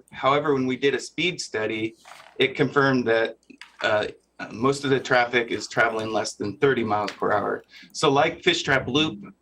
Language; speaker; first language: English; native; English